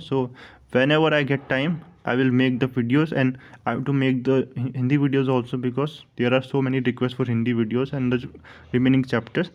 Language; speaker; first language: English; non-native, local second language; Hindi